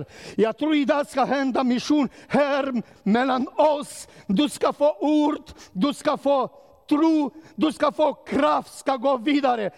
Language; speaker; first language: Swedish; non-native, learner; Romanian